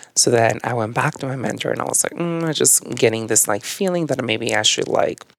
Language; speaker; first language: English; early bilingual, other home language; Spanish